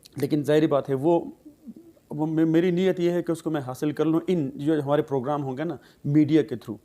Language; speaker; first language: Urdu; non-native, local second language; Pashto